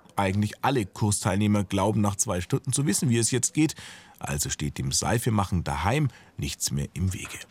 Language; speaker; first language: German; native; German